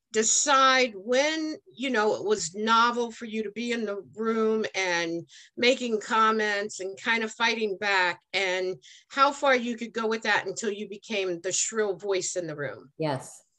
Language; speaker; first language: English; native; English